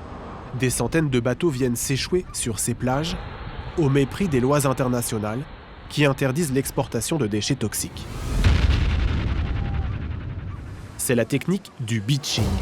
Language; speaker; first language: French; native; French